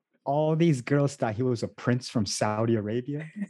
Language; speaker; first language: English; native; English